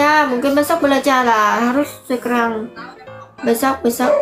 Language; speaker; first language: Indonesian; non-native, learner; Vietnamese